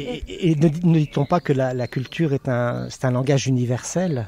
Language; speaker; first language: French; native; French